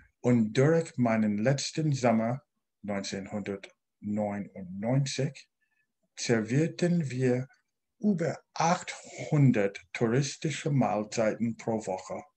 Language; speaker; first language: German; non-native, learner; English